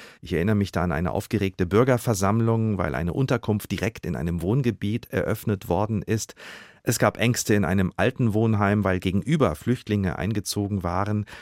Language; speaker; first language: German; native; German